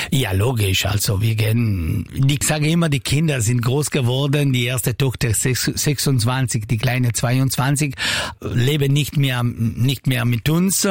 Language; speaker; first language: German; non-native, fluent; Italian